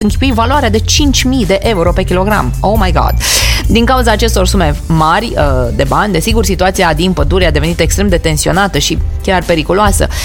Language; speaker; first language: Romanian; native; Romanian